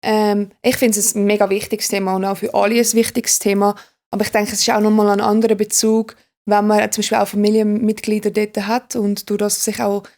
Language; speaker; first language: German; native; German